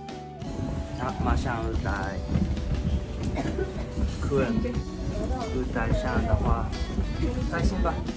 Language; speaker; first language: Chinese; non-native, learner; Japanese